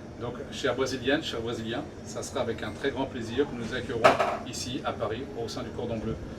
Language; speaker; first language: French; native; French